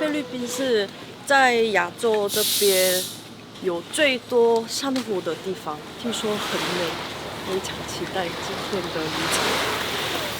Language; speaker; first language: Chinese; non-native, fluent; Korean